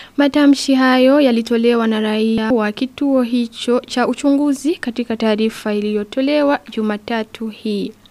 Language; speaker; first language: Swahili; non-native, local second language; Rundi